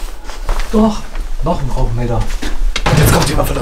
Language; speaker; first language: German; native; German